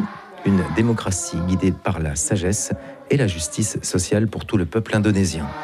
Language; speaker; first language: French; native; French